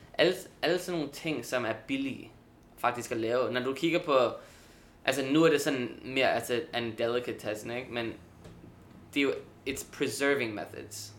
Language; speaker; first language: Danish; early bilingual, heritage; Danish